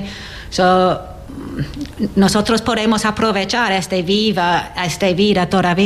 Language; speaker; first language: Spanish; non-native, learner; English